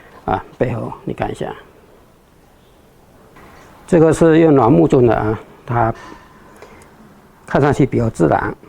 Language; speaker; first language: Chinese; native; Chinese